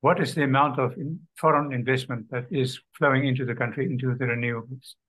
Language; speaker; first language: English; non-native, local second language; Afrikaans